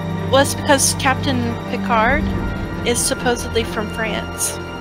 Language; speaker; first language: English; native; English